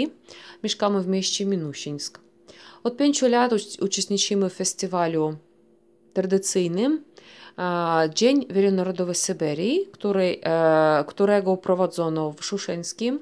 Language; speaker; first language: Polish; early bilingual, heritage; Polish